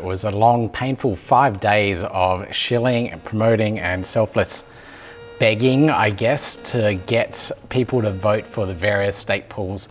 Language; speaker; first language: English; native; English